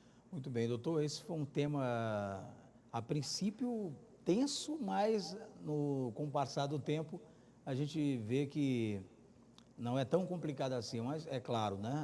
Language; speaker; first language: Portuguese; native; Portuguese